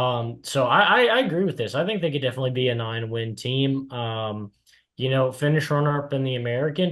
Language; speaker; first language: English; native; English